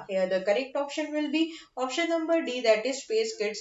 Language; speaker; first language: English; non-native, local second language; Hindi